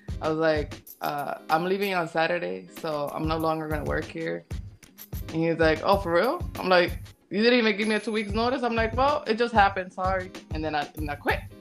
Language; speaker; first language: English; early bilingual, other home language; Spanish